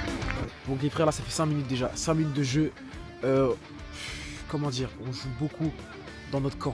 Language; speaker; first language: French; native; French